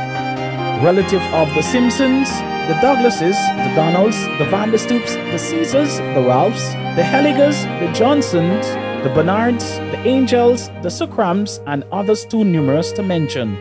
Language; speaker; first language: English; native; English